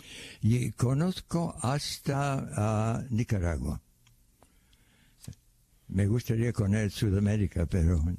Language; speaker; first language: Spanish; non-native, fluent; English